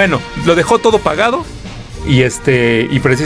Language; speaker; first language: Spanish; native; Spanish